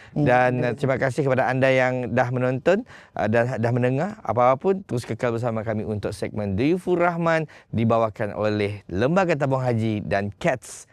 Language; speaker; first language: Malay; native; Malay